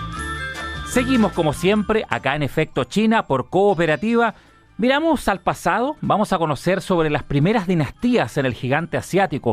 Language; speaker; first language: Spanish; native; Spanish